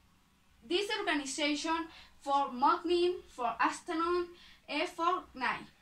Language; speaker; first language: English; non-native, learner; Spanish